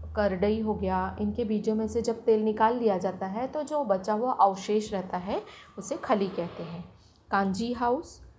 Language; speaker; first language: Hindi; non-native, local second language; Marathi